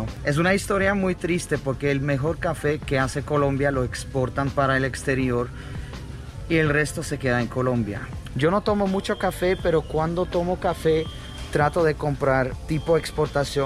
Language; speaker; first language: Spanish; non-native, fluent; Russian